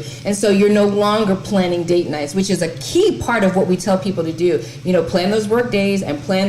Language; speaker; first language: English; native; English